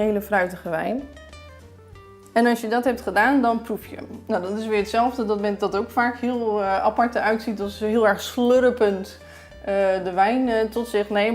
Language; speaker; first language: Dutch; native; Dutch